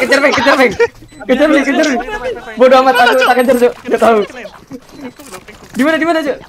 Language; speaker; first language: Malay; non-native, local second language; Javanese